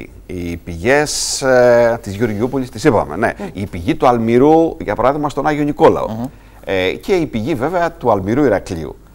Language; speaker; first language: Greek; native; Greek